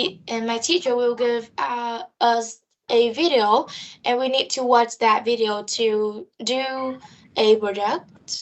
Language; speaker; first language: English; non-native, learner; Vietnamese